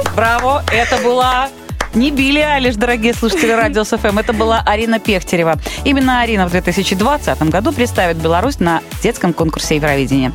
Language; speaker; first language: Russian; native; Russian